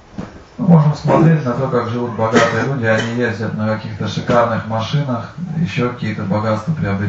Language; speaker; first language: Russian; native; Russian